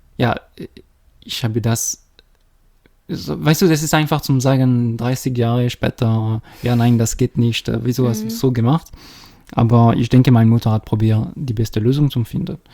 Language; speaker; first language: German; non-native, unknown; French